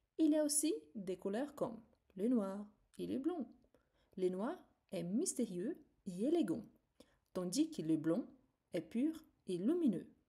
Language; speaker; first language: French; non-native, fluent; Portuguese